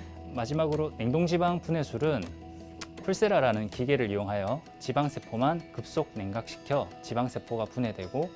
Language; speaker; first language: Korean; native; Korean